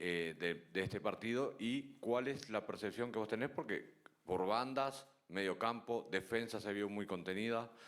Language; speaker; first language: Spanish; native; Spanish